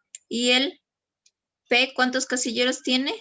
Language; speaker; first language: Spanish; native; Spanish